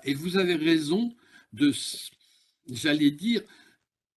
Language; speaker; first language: French; native; French